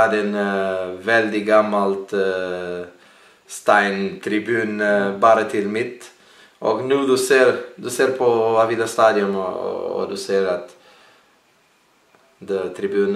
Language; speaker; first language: Norwegian; non-native, learner; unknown